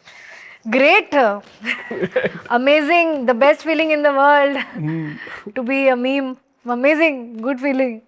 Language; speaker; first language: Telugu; non-native, local second language; Hindi